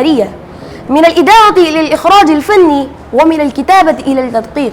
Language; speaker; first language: Arabic; non-native, fluent; Urdu